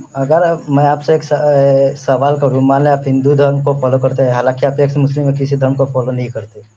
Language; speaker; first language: Hindi; native; Hindi